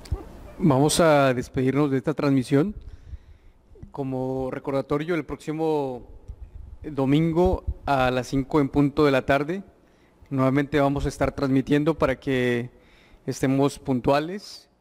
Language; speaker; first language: Spanish; native; Spanish